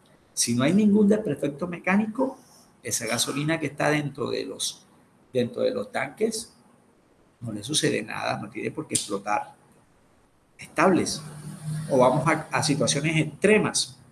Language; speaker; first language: Spanish; native; Spanish